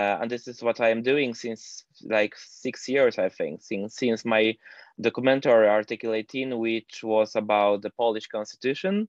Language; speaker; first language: English; non-native, fluent; Polish